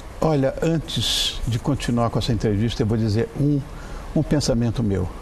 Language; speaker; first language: Portuguese; native; Portuguese